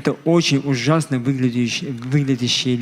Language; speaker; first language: Russian; native; Russian